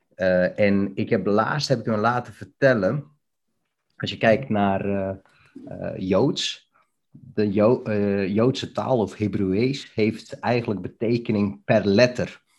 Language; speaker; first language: Dutch; early bilingual, other home language; Bosnian